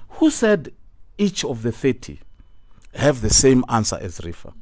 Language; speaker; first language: English; non-native, local second language; Tsonga